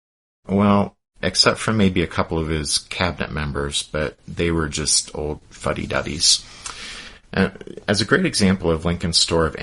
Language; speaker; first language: English; native; English